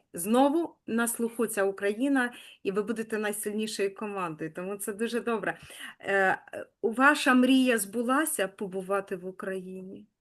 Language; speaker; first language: Ukrainian; native; Ukrainian